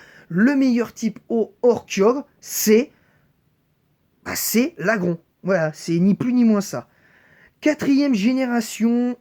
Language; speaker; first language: French; native; French